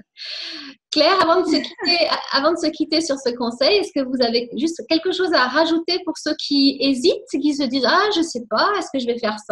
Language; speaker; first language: French; native; French